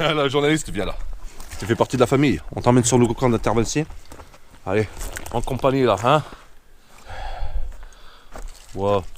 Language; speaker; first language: French; native; French